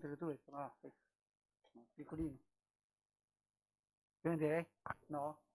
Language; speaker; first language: Italian; non-native, learner; Chinese